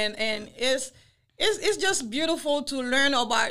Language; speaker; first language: English; non-native, fluent; Wolof